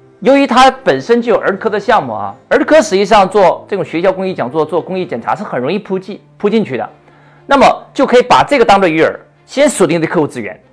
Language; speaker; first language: Chinese; native; Chinese